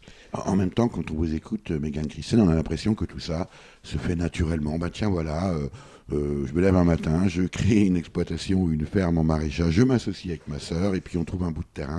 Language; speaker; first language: French; native; French